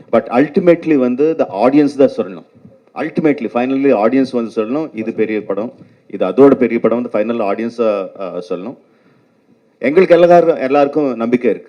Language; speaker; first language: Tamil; non-native, local second language; Telugu